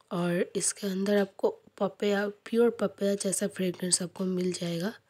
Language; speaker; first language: Hindi; non-native, local second language; Bangla